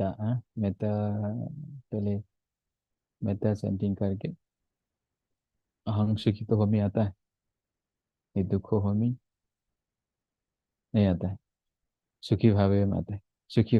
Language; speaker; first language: Hindi; non-native, local second language; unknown